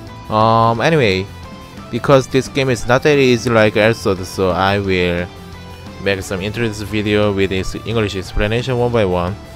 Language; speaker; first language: English; non-native, fluent; Korean